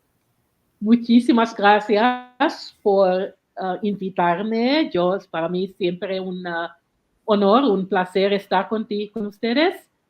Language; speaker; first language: Spanish; non-native, learner; English